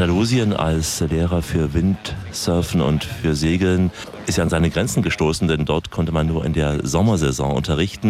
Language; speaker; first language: German; native; German